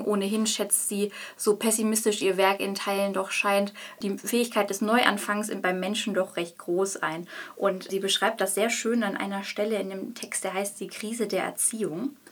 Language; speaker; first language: German; native; German